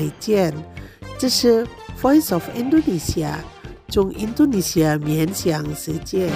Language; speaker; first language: Chinese; non-native, fluent; Indonesian